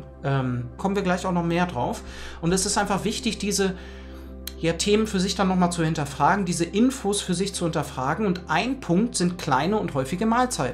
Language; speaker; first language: German; native; German